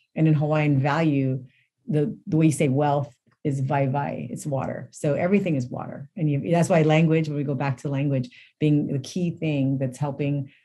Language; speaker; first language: English; native; English